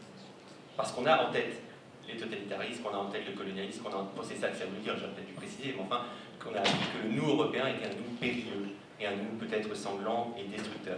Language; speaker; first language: French; native; French